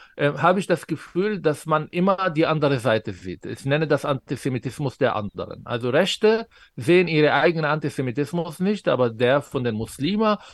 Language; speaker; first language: German; non-native, fluent; Arabic